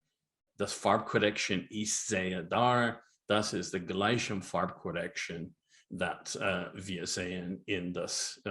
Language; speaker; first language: German; non-native, learner; English